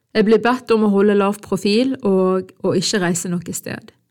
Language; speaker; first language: Norwegian; early bilingual, other home language; Arabic